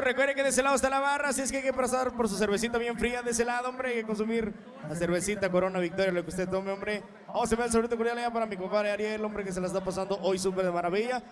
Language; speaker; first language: Spanish; native; Spanish